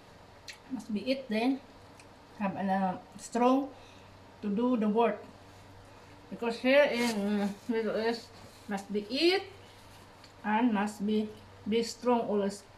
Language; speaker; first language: English; non-native, learner; Cebuano